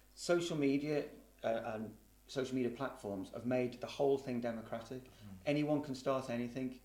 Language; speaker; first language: English; native; English